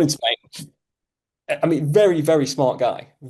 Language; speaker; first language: English; native; English